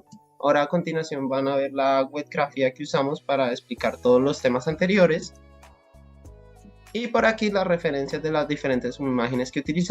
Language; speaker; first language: Spanish; native; Spanish